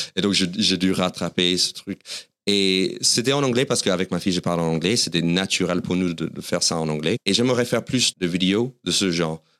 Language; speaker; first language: French; non-native, fluent; English